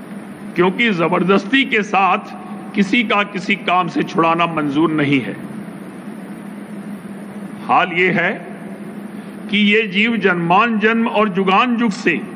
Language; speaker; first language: Hindi; native; Hindi